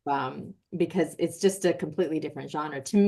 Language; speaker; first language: English; native; English